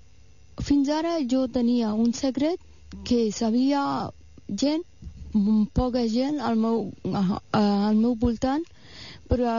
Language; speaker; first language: Catalan; non-native, fluent; Persian